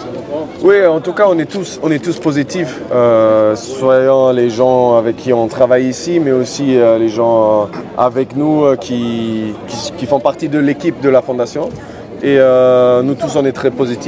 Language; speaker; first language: French; non-native, fluent; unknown